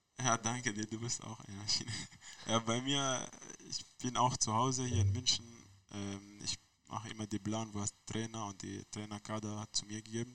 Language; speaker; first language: German; non-native, learner; Arabic